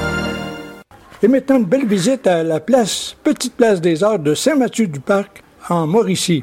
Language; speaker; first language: French; native; French